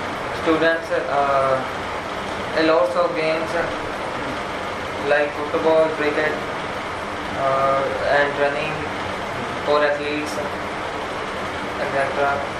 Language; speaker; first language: English; non-native, learner; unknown